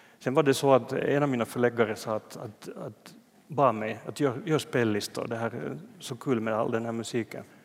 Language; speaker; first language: Swedish; native; Swedish